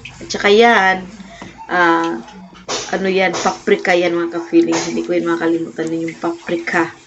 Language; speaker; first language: Filipino; non-native, local second language; Cebuano